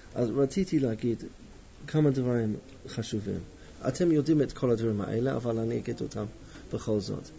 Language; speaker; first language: Hebrew; non-native, fluent; English